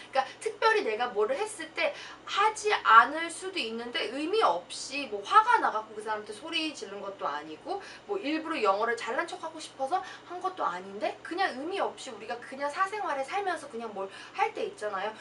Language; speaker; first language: Korean; native; Korean